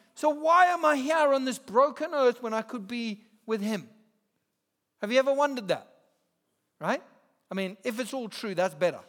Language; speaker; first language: English; native; English